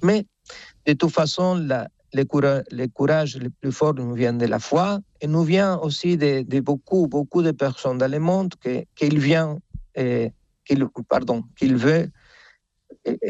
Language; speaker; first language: French; non-native, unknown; Spanish